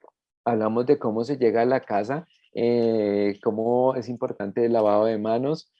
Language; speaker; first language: Spanish; native; Spanish